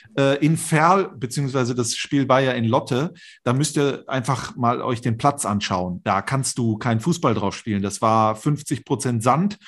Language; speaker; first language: German; native; German